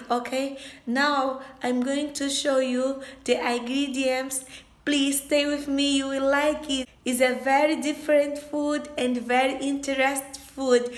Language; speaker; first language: English; non-native, learner; Portuguese